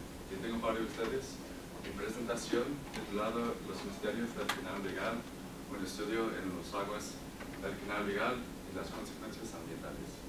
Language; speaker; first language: Spanish; non-native, learner; English